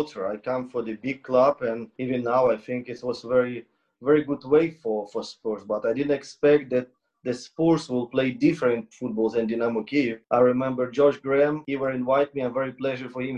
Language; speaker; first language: English; non-native, learner; Ukrainian